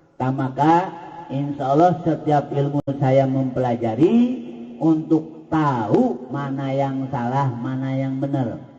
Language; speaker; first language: Indonesian; non-native, local second language; Sundanese